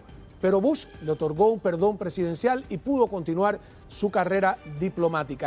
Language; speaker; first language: Spanish; native; Spanish